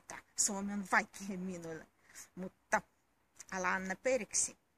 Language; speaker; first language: Finnish; non-native, learner; Russian